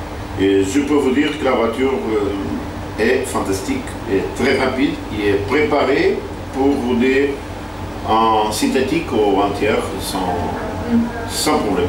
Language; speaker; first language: French; non-native, fluent; Portuguese